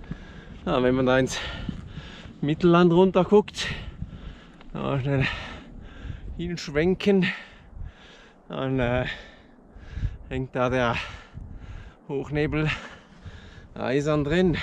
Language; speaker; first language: German; native; German